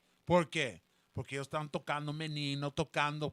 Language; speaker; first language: Portuguese; non-native, learner; Spanish